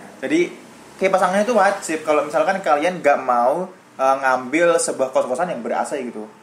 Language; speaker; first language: Indonesian; native; Indonesian